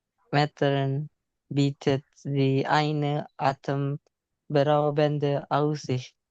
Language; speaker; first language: German; non-native, learner; Indonesian